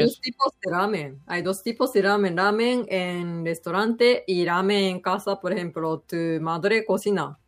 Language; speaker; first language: Spanish; non-native, learner; Japanese